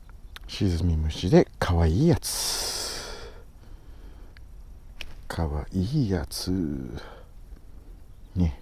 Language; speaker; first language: Japanese; native; Japanese